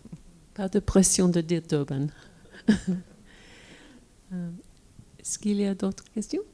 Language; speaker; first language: French; non-native, fluent; English